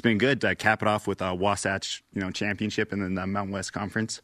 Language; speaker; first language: English; native; English